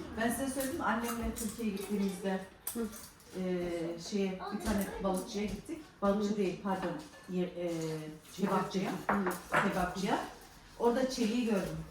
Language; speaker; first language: Turkish; early bilingual, heritage; Turkish